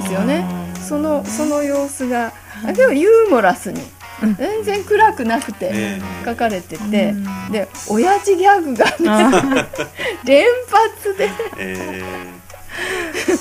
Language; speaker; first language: Japanese; native; Japanese